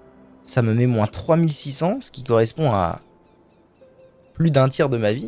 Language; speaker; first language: French; native; French